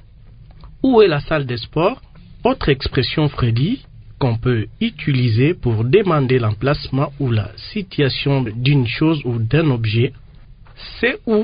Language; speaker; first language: French; non-native, local second language; Lingala